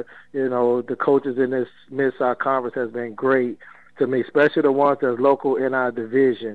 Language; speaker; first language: English; native; English